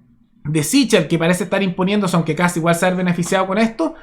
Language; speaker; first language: Spanish; native; Spanish